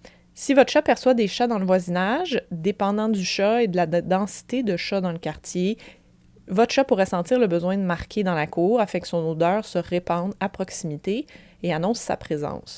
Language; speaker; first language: French; native; French